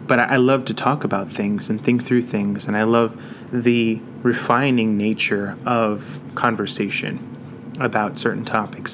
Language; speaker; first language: English; native; English